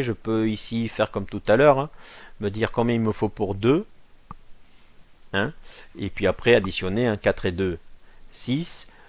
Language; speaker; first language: French; native; French